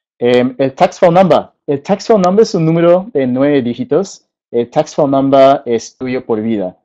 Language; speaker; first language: Spanish; early bilingual, heritage; Spanish